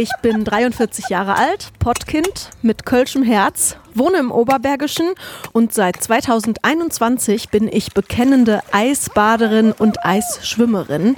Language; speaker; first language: German; native; German